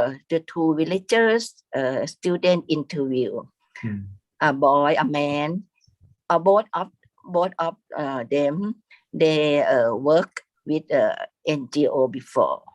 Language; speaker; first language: English; non-native, fluent; Thai